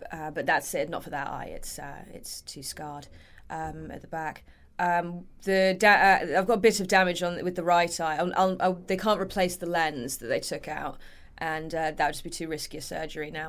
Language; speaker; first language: English; native; English